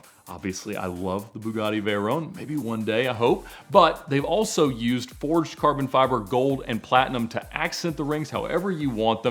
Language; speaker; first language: English; native; English